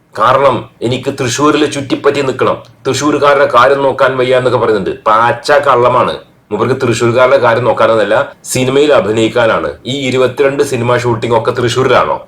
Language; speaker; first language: Malayalam; native; Malayalam